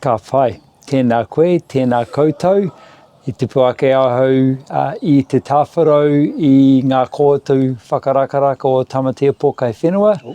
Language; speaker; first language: Māori; non-native, local second language; English